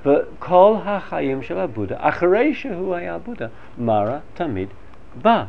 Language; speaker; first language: Hebrew; non-native, fluent; English